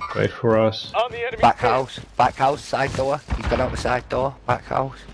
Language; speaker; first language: English; native; English